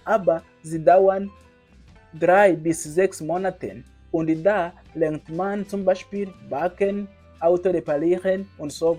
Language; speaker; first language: German; non-native, learner; Kinyarwanda